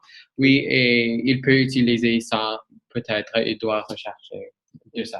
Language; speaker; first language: French; non-native, learner; English